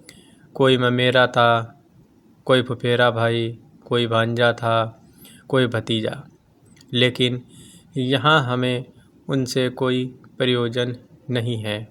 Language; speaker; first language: Hindi; native; Hindi